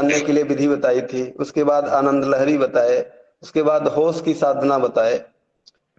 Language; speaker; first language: Hindi; native; Hindi